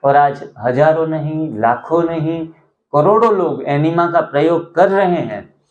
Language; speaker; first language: Hindi; non-native, local second language; Gujarati